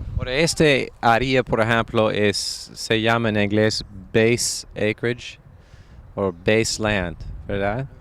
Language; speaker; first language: Spanish; non-native, fluent; English